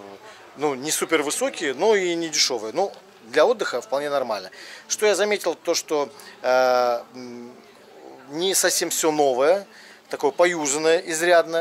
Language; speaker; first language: Russian; native; Russian